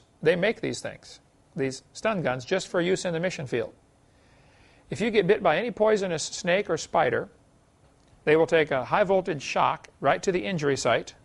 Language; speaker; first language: English; native; English